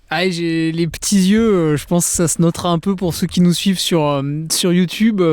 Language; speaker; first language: French; native; French